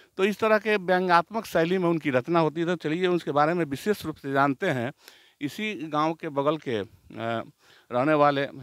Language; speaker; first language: Hindi; native; Hindi